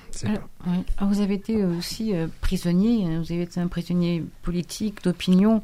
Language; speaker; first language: French; native; French